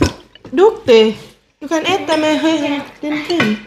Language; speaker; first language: Vietnamese; native; Vietnamese